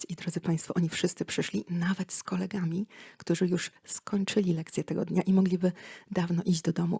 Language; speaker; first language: Polish; native; Polish